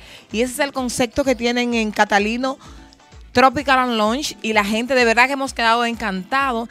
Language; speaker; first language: Spanish; native; Spanish